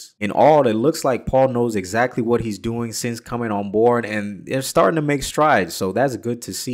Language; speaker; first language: English; native; English